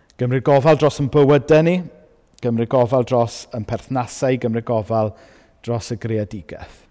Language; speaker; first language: Welsh; native; Welsh